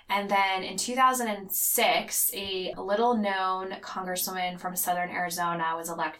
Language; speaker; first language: English; native; English